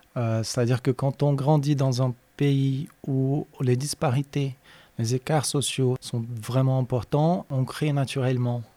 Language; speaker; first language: French; non-native, fluent; Portuguese